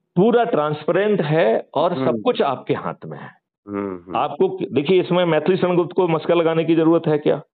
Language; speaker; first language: Hindi; native; Hindi